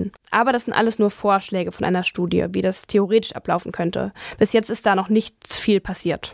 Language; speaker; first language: German; native; German